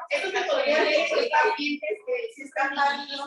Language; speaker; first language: Spanish; native; Spanish